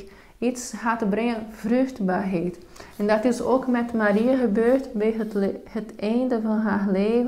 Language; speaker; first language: Dutch; non-native, fluent; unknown